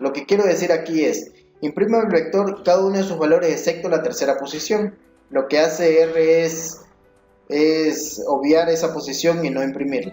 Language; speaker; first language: Spanish; native; Spanish